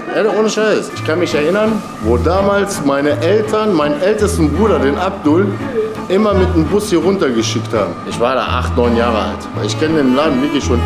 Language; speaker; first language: German; native; German